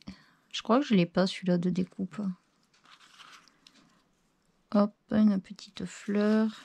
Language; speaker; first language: French; native; French